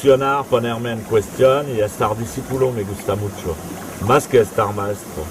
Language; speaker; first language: Spanish; non-native, fluent; French